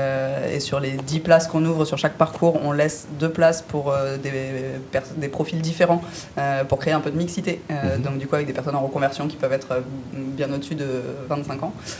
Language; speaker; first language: French; native; French